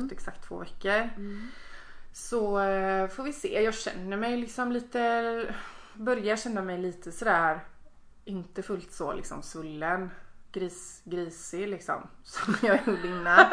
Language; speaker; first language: Swedish; native; Swedish